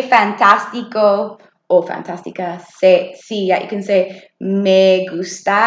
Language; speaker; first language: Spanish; non-native, fluent; English